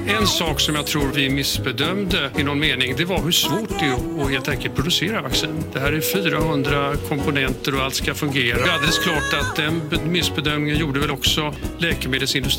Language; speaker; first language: Swedish; native; Swedish